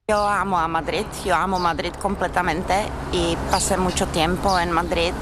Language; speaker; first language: Spanish; non-native, fluent; Czech